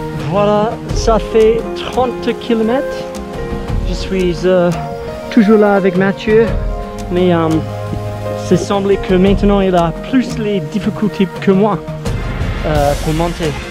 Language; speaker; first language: French; non-native, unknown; English